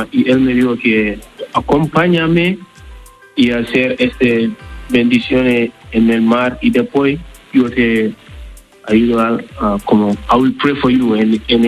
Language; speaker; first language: Spanish; non-native, learner; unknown